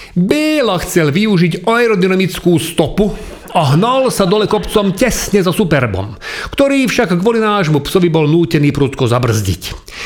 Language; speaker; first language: Slovak; non-native, local second language; Hungarian